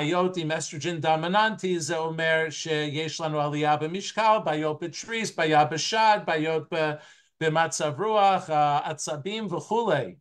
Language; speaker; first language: Hebrew; non-native, fluent; English